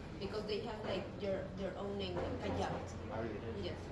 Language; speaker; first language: English; non-native, learner; Spanish